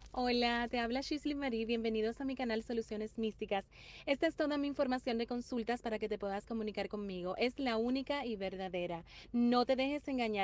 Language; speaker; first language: Spanish; native; Spanish